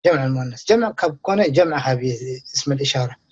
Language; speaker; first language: Arabic; non-native, fluent; Tigrinya